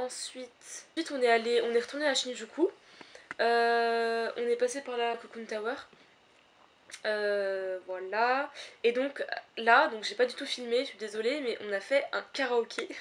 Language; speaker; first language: French; native; French